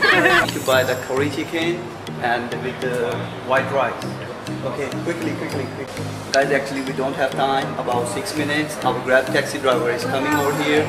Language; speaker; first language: English; non-native, fluent; Urdu